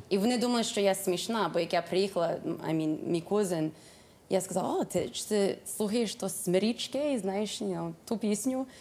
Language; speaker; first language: Ukrainian; early bilingual, heritage; Ukrainian